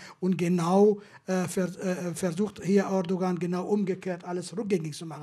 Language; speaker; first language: German; non-native, fluent; Kurdish